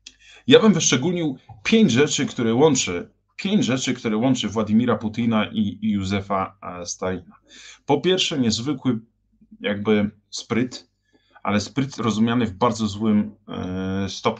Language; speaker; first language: Polish; native; Polish